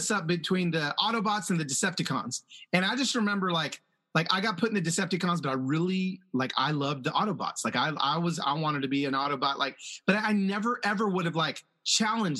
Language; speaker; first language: English; early bilingual, other home language; Spanish